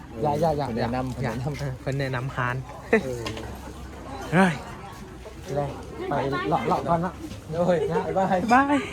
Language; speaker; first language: Vietnamese; non-native, learner; Thai